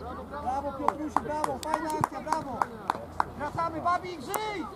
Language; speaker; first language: Polish; native; Polish